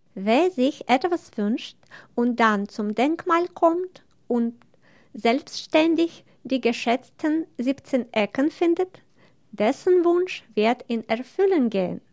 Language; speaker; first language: German; non-native, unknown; Russian